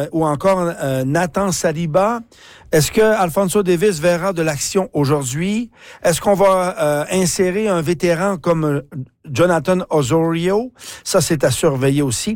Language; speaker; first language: French; native; French